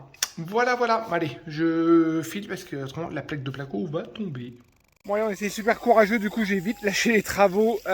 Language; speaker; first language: French; native; French